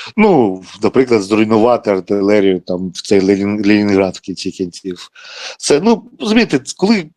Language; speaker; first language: Ukrainian; non-native, local second language; Russian